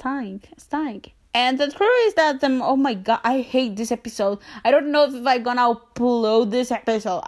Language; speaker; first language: English; non-native, learner; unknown